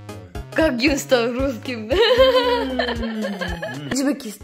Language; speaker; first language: Russian; non-native, learner; Korean